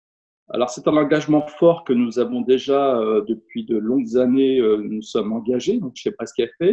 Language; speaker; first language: French; native; French